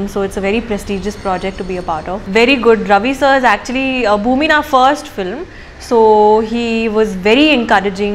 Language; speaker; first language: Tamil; non-native, learner; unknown